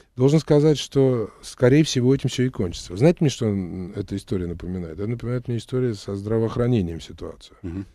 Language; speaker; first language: Russian; native; Russian